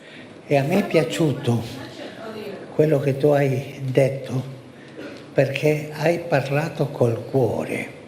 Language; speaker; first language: Italian; non-native, fluent; Spanish